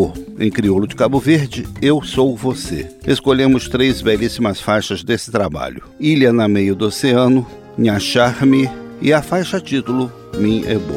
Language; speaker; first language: Portuguese; native; Portuguese